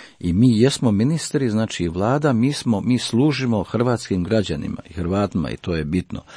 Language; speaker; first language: Croatian; native; Croatian